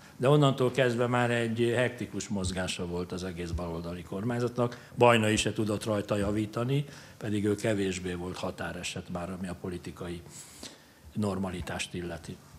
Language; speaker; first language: Hungarian; native; Hungarian